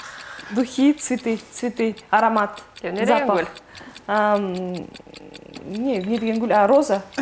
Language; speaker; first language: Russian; non-native, local second language; Kyrgyz